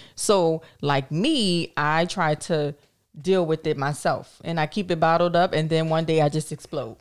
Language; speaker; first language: English; native; English